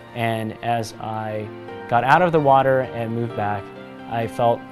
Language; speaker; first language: English; native; English